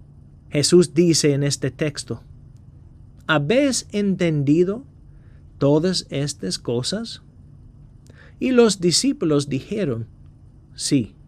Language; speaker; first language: Spanish; non-native, fluent; English